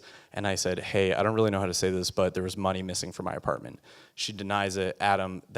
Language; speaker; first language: English; native; English